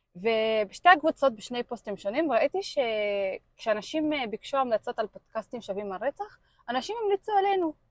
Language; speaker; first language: Hebrew; non-native, local second language; Arabic